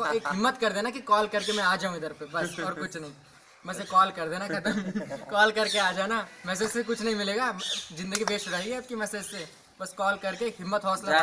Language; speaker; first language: Hindi; non-native, local second language; Kannada